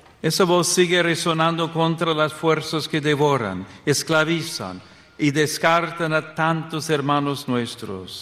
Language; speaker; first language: Spanish; non-native, fluent; English